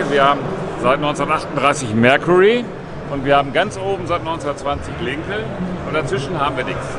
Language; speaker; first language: German; native; German